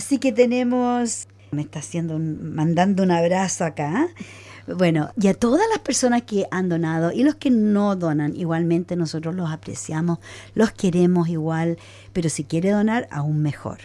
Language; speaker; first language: Spanish; native; Spanish